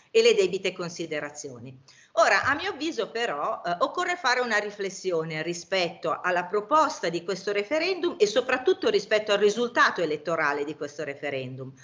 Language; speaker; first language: Italian; native; Italian